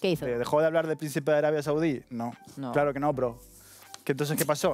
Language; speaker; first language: Spanish; native; Spanish